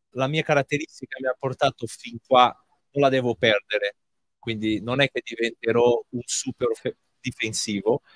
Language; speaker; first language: Italian; non-native, fluent; Portuguese